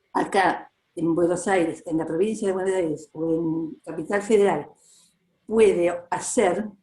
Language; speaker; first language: Spanish; native; Spanish